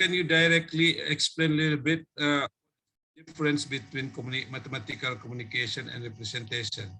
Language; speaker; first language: English; non-native, fluent; Indonesian